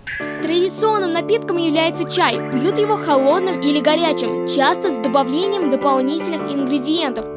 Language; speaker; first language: Russian; native; Russian